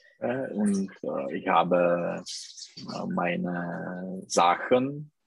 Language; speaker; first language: German; non-native, learner; Czech